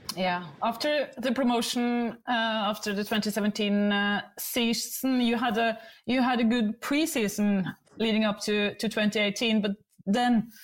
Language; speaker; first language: English; non-native, fluent; Norwegian